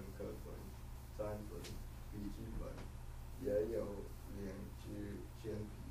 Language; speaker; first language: Chinese; non-native, learner; Thai